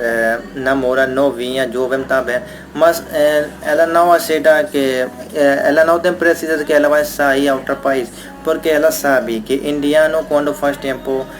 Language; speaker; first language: Portuguese; non-native, learner; Hindi